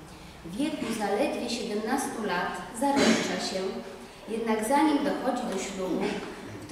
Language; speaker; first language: Polish; native; Polish